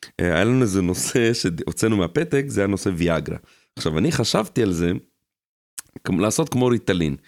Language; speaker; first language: Hebrew; early bilingual, other home language; Russian